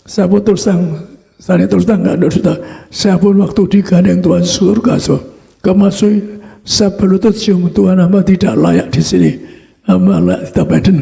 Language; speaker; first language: Indonesian; native; Indonesian